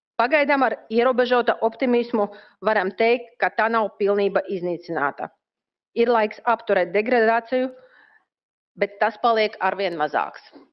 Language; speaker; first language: Latvian; non-native, local second language; Russian